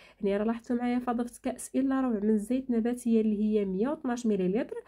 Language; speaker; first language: Arabic; native; Arabic